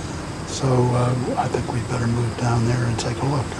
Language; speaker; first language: English; native; English